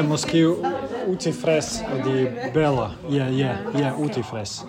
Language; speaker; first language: Danish; non-native, learner; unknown